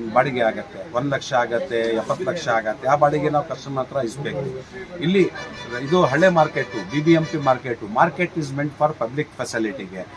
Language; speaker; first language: Kannada; non-native, local second language; Urdu